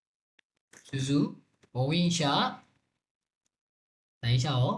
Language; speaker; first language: Chinese; non-native, fluent; Burmese